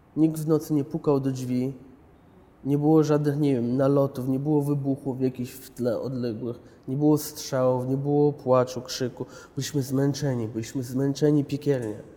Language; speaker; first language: Polish; early bilingual, other home language; Chechen